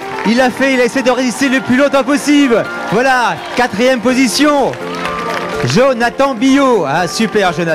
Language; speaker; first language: French; native; French